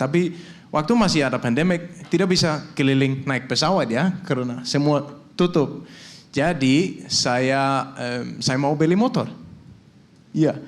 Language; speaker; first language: Indonesian; non-native, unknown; Danish